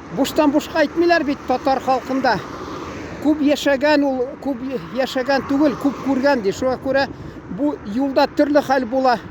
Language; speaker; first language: Tatar; early bilingual, heritage; Tatar